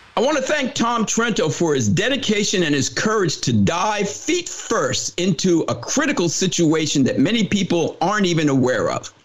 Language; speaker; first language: English; native; English